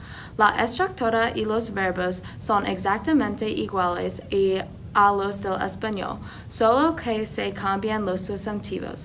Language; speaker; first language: Spanish; non-native, learner; English